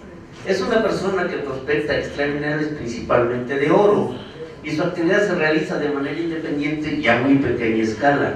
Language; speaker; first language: Spanish; native; Spanish